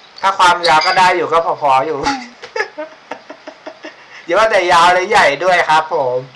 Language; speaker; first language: Thai; native; Thai